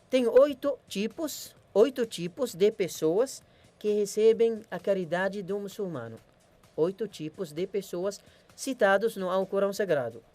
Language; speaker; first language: Portuguese; non-native, learner; Arabic